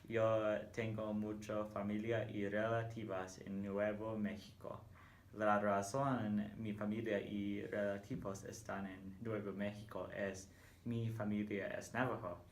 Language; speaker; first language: Spanish; non-native, learner; English